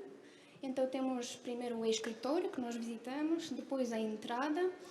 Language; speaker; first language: Portuguese; non-native, fluent; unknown